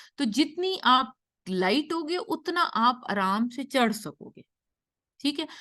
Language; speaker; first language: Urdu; native; Urdu